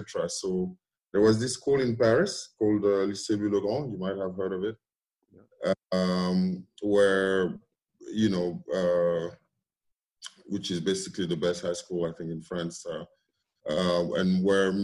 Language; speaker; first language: English; non-native, local second language; French